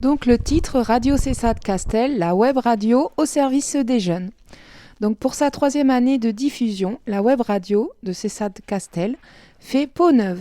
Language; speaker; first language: French; native; French